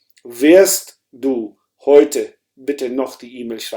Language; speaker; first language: German; non-native, fluent; Urdu